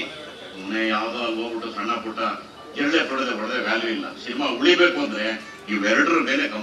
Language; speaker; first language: Kannada; native; Kannada